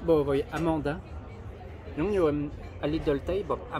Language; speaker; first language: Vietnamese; early bilingual, heritage; Vietnamese